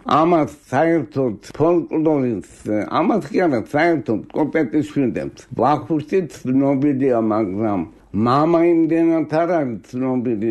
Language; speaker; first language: Georgian; native; Georgian